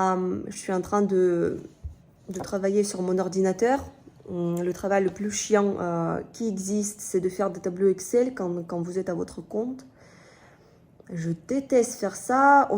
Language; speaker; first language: French; non-native, fluent; Russian